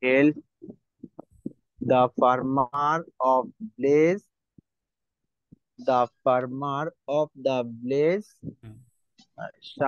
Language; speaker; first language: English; non-native, learner; Bangla